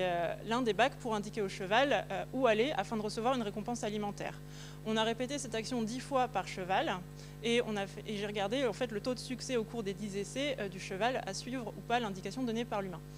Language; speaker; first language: French; native; French